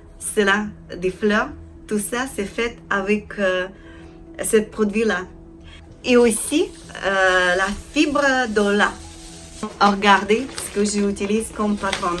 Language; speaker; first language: French; non-native, learner; Ukrainian